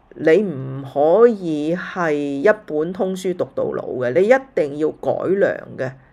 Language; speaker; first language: Cantonese; early bilingual, heritage; Cantonese